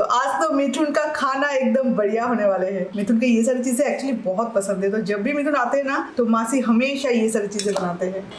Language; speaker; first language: Hindi; non-native, local second language; Bangla